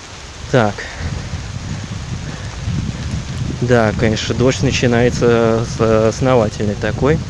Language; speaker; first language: Russian; native; Russian